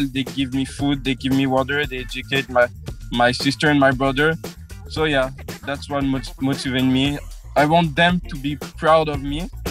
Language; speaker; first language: English; non-native, fluent; French